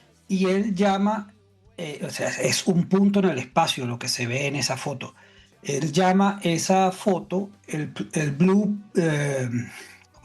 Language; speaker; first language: Spanish; native; Spanish